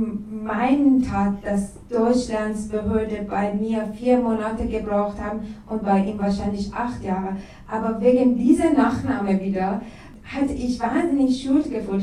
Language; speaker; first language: German; non-native, learner; Persian